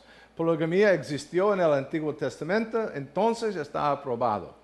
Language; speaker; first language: Spanish; non-native, learner; English